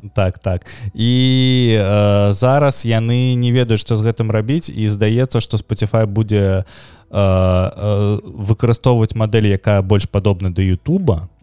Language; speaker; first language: Belarusian; non-native, local second language; Russian